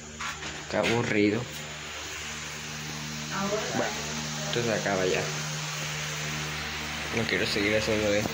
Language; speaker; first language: Spanish; native; Spanish